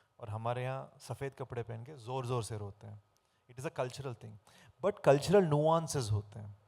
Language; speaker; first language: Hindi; non-native, fluent; Telugu